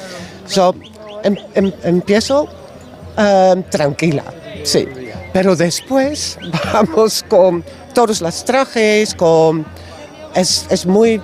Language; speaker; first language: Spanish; non-native, learner; Dutch